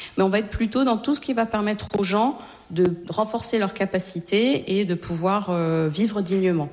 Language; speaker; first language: French; native; French